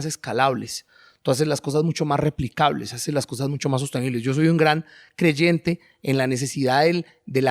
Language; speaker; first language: Spanish; native; Spanish